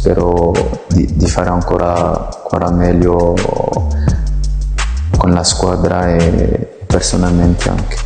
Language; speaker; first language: Italian; non-native, fluent; French